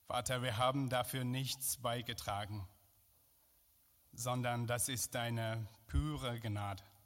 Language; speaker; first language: German; non-native, fluent; Persian